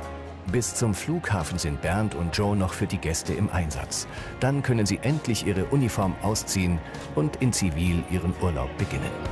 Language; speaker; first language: German; native; German